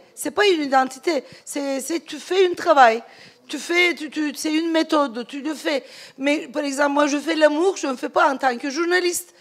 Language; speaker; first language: French; non-native, fluent; Turkish